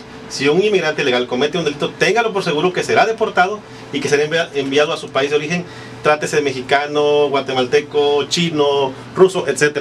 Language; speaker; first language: Spanish; native; Spanish